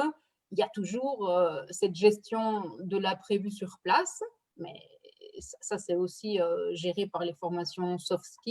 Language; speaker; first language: French; native; French